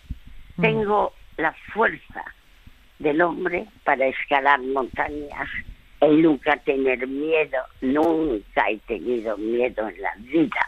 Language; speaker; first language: Spanish; early bilingual, other home language; French